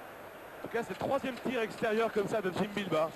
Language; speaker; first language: French; native; French